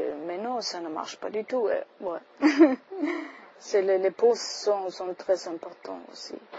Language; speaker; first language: French; non-native, fluent; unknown